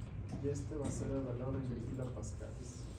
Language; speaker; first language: Spanish; native; Spanish